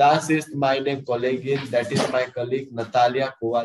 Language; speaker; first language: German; non-native, learner; Hindi